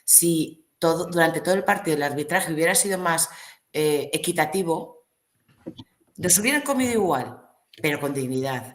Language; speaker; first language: Spanish; native; Spanish